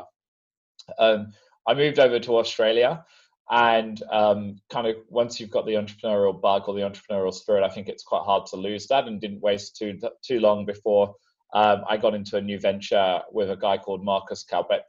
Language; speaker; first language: English; native; English